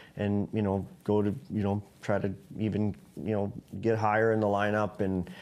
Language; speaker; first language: English; native; English